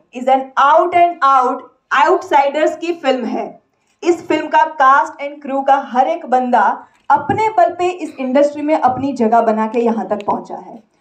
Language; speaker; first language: Hindi; non-native, local second language; Gujarati